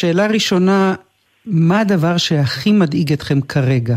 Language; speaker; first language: Hebrew; native; Hebrew